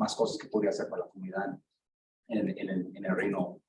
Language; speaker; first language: Spanish; non-native, learner; English